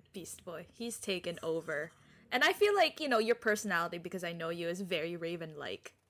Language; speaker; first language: English; non-native, local second language; Filipino